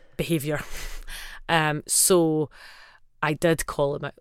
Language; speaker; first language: English; native; English